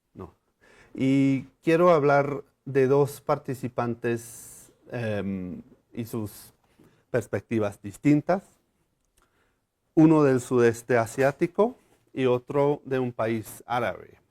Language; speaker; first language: Spanish; non-native, fluent; English